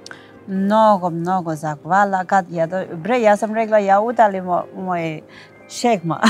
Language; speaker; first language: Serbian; non-native, learner; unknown